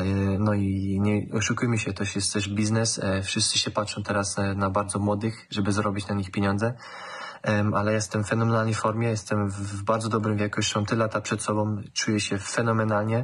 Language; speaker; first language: Polish; early bilingual, heritage; German